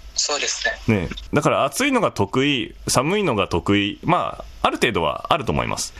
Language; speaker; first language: Japanese; native; Japanese